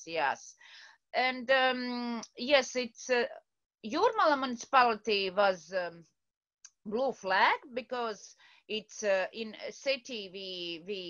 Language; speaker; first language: English; non-native, learner; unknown